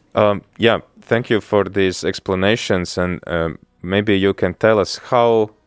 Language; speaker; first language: English; non-native, fluent; Latvian